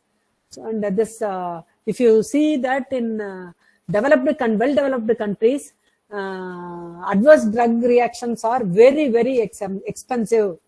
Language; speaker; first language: English; non-native, local second language; Tamil